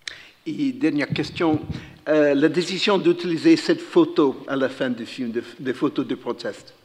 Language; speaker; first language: French; non-native, fluent; English